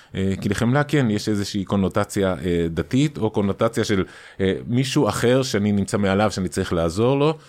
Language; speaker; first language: Hebrew; non-native, fluent; Spanish